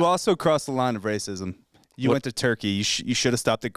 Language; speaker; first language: English; native; English